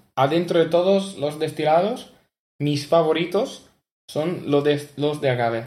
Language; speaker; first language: Spanish; non-native, fluent; Italian